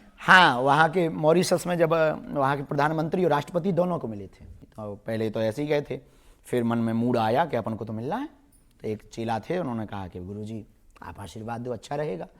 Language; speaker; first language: Hindi; native; Hindi